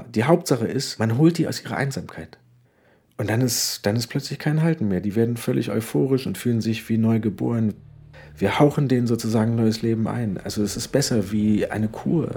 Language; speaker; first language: German; native; German